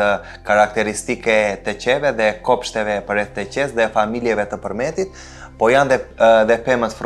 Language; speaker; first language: Albanian; native; Albanian